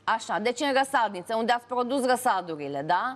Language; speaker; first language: Romanian; native; Romanian